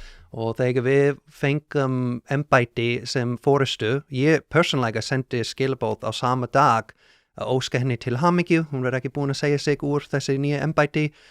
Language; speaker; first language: Icelandic; non-native, learner; English